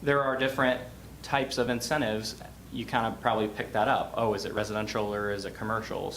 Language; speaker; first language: English; native; English